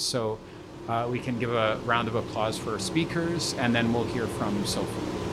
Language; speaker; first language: English; native; English